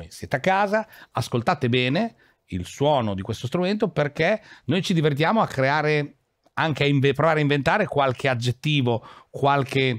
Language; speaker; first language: Italian; native; Italian